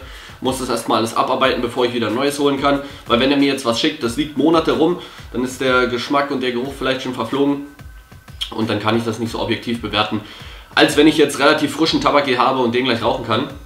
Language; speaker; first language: German; native; German